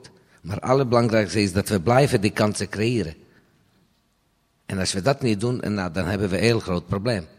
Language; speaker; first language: Dutch; non-native, fluent; Serbian